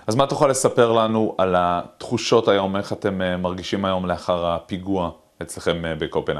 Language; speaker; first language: Hebrew; native; Hebrew